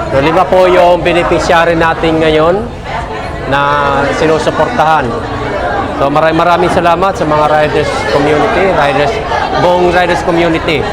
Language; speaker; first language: Filipino; native; Filipino